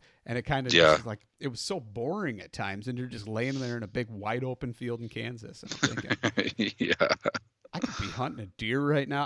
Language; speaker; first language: English; native; English